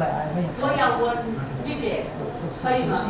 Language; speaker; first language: Chinese; non-native, learner; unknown